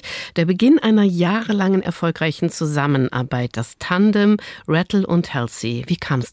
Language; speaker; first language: German; native; German